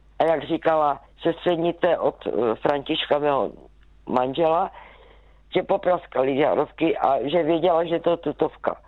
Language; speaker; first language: Czech; native; Czech